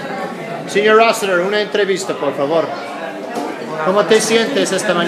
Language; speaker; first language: Spanish; non-native, fluent; English